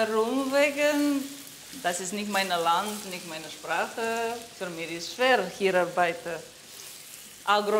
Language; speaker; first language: German; non-native, learner; Romanian